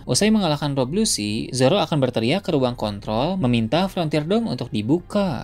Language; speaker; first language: Indonesian; native; Indonesian